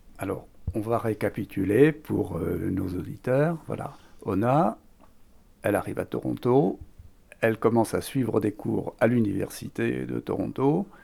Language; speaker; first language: French; native; French